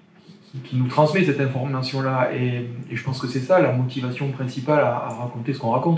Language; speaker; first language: French; native; French